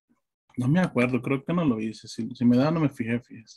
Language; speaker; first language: Spanish; native; Spanish